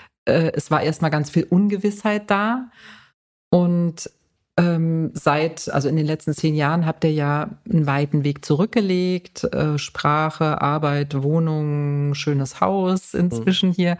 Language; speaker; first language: German; native; German